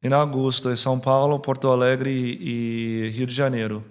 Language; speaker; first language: Portuguese; early bilingual, heritage; English